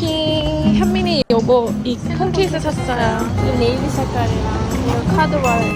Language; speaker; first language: Korean; early bilingual, heritage; English